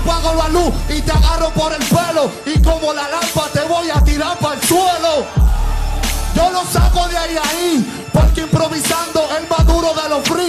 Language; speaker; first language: Spanish; native; Spanish